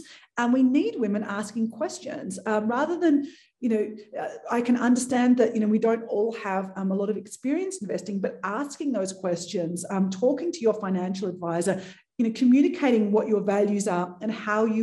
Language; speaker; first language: English; native; English